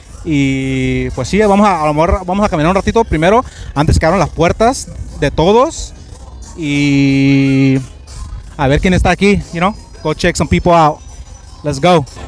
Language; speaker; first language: Spanish; early bilingual, heritage; Spanish